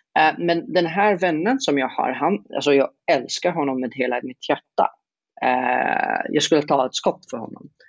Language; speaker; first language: Swedish; non-native, fluent; Arabic